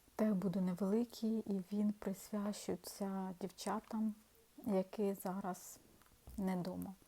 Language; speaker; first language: Ukrainian; non-native, local second language; Russian